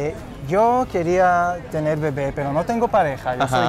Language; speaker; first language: Spanish; non-native, fluent; Hebrew